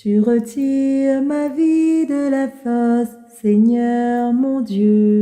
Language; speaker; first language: French; native; French